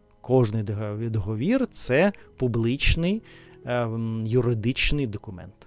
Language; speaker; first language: Ukrainian; non-native, learner; Russian